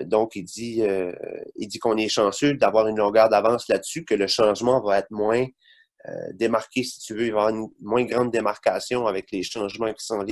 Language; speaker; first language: French; native; French